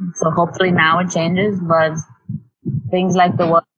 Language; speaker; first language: English; non-native, local second language; Tamil